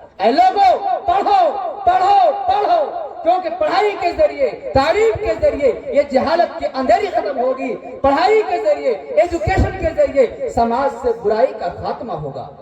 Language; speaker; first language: Urdu; native; Urdu